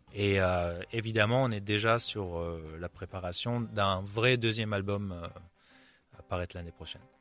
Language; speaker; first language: French; non-native, fluent; Hebrew